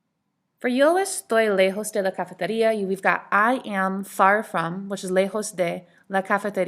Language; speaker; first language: Spanish; non-native, fluent; English